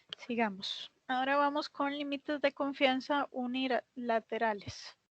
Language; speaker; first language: Spanish; native; Spanish